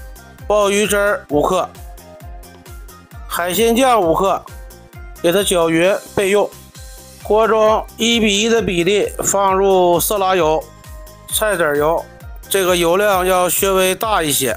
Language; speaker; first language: Chinese; native; Chinese